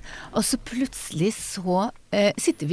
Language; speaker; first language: Norwegian; non-native, fluent; Hebrew